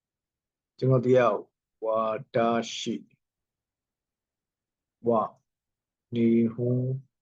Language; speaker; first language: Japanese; non-native, learner; Burmese